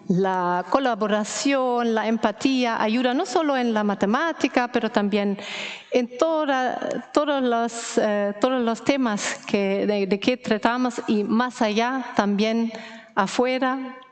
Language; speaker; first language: Spanish; non-native, fluent; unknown